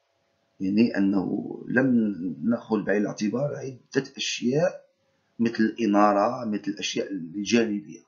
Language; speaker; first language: Arabic; native; Arabic